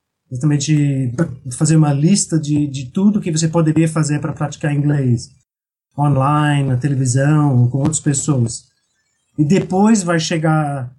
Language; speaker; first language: Portuguese; non-native, fluent; English